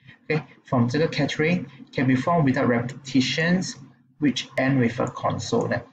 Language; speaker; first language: English; non-native, local second language; Chinese